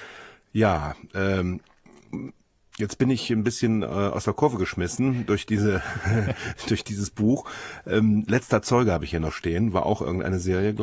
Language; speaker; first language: German; native; German